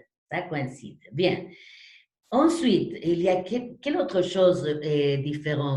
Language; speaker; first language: French; non-native, fluent; Spanish